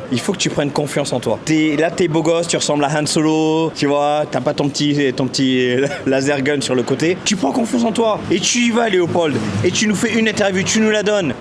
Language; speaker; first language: French; native; French